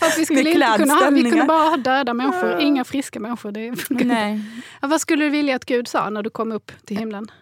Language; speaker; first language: Swedish; native; Swedish